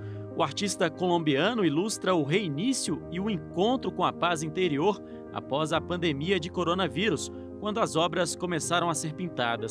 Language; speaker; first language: Portuguese; native; Portuguese